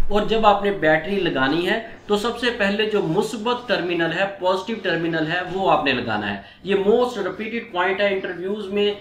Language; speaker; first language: Urdu; non-native, local second language; Punjabi